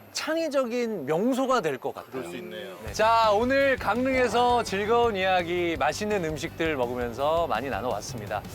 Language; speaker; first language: Korean; native; Korean